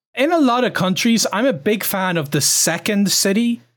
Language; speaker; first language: English; native; English